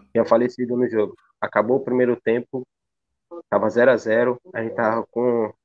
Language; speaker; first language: Portuguese; native; Portuguese